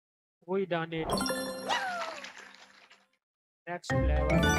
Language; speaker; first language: English; non-native, learner; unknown